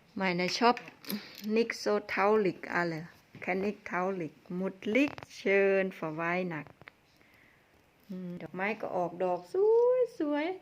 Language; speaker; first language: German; non-native, learner; Thai